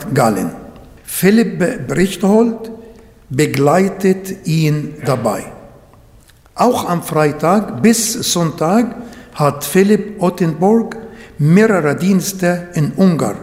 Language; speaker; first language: German; non-native, fluent; Arabic